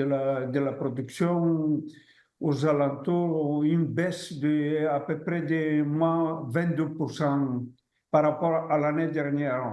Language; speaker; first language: French; non-native, fluent; Greek